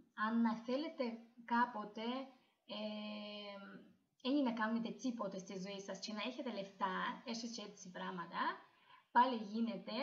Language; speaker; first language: Greek; non-native, learner; Russian